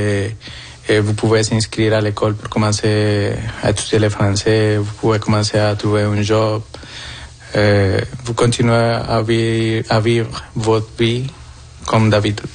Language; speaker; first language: French; non-native, fluent; Spanish